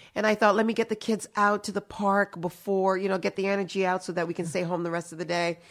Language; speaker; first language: English; early bilingual, other home language; Haitian Creole